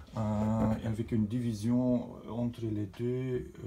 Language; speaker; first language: French; non-native, fluent; Dutch